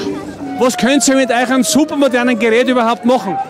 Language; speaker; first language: German; native; German